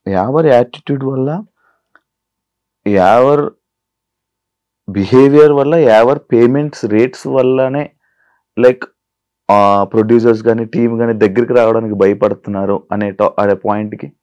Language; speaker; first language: Telugu; native; Telugu